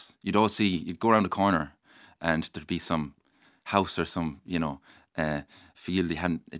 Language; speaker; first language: English; native; English